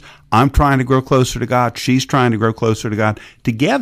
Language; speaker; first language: English; native; English